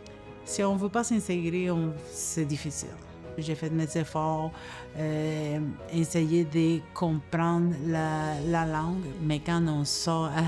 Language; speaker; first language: French; non-native, fluent; Spanish